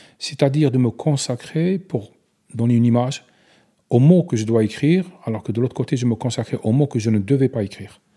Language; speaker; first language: French; non-native, local second language; Arabic